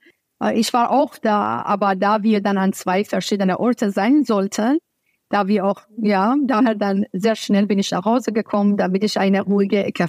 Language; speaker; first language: German; non-native, fluent; Persian